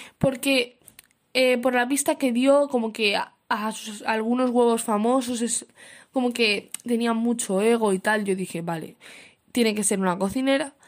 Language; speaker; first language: Spanish; native; Spanish